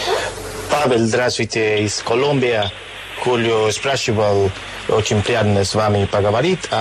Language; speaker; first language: Russian; non-native, learner; Spanish